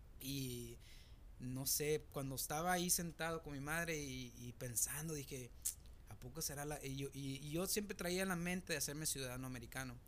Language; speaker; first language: Spanish; native; Spanish